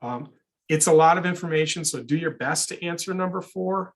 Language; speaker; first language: English; native; English